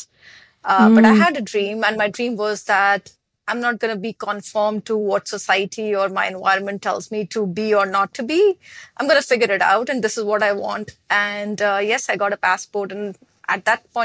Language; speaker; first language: English; non-native, local second language; Hindi